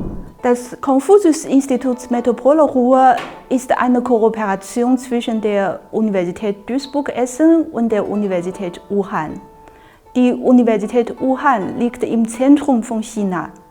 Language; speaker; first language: German; non-native, fluent; Chinese